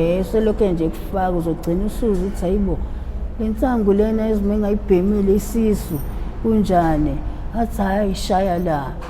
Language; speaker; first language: Zulu; native; Zulu